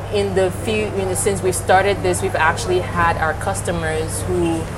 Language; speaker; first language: English; non-native, local second language; Yoruba